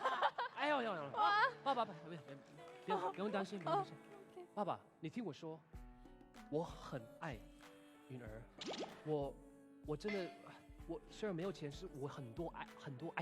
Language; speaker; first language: Chinese; non-native, fluent; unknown